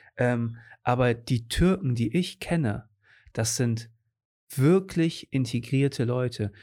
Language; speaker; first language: German; early bilingual, other home language; Portuguese